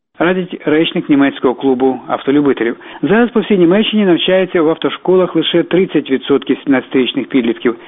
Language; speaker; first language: Ukrainian; native; Ukrainian